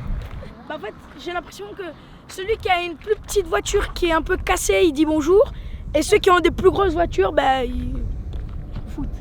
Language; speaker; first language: French; native; French